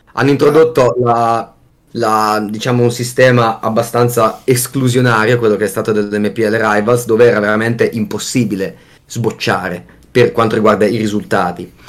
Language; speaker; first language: Italian; native; Italian